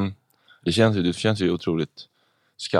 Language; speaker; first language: Swedish; native; Swedish